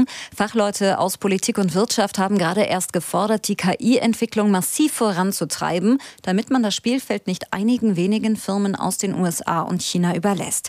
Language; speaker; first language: German; native; German